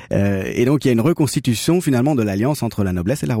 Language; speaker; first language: French; native; French